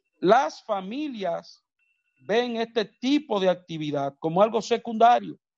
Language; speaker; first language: Spanish; native; Spanish